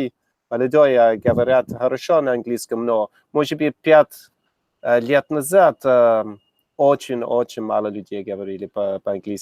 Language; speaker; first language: Russian; non-native, learner; English